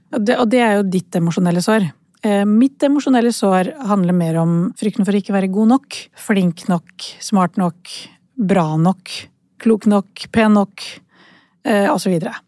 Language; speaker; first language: Norwegian; early bilingual, other home language; Urdu